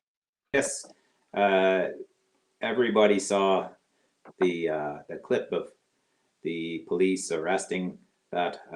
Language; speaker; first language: English; native; English